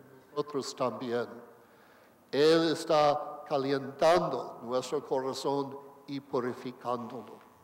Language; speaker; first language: Spanish; non-native, fluent; English